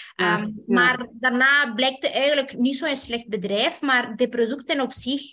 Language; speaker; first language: Dutch; non-native, fluent; Spanish